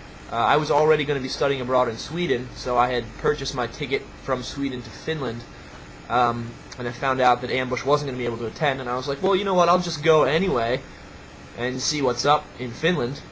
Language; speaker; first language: English; native; English